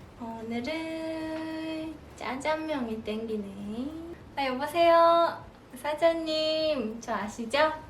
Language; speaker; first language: Korean; non-native, fluent; Japanese